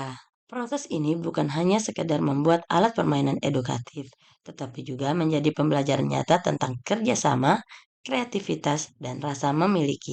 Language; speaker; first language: Indonesian; native; Indonesian